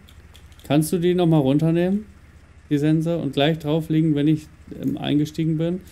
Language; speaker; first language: German; native; German